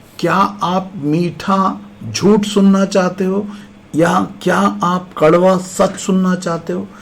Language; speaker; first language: Hindi; non-native, local second language; Malayalam